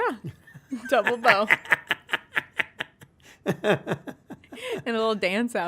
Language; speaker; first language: English; native; English